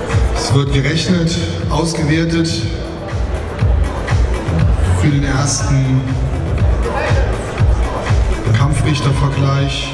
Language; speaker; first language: German; native; German